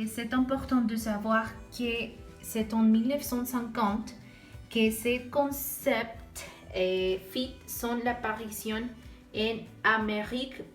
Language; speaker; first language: French; non-native, learner; Spanish